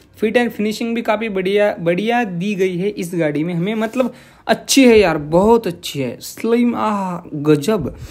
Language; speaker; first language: Hindi; non-native, local second language; Marathi